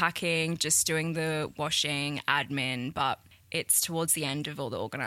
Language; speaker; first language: English; native; English